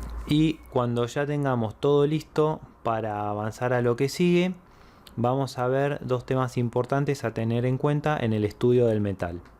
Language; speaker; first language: Spanish; native; Spanish